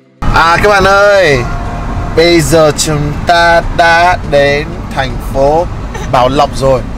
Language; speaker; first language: Vietnamese; non-native, fluent; English